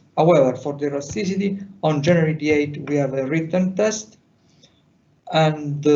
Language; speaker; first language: English; non-native, fluent; Italian